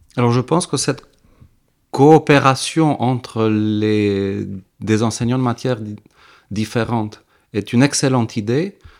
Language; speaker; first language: French; early bilingual, heritage; French